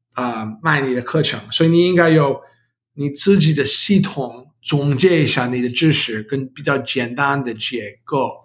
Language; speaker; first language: Chinese; non-native, learner; English